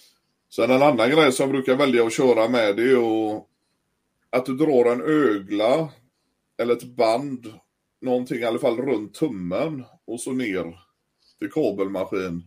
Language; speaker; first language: Swedish; native; Swedish